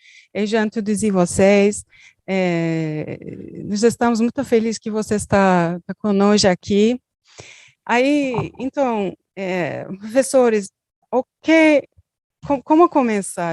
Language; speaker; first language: Portuguese; non-native, learner; Turkish